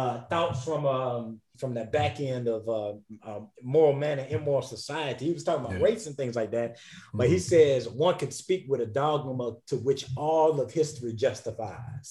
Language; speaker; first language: English; native; English